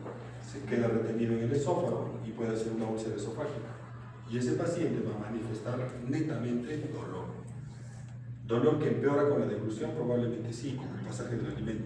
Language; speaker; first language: Spanish; native; Spanish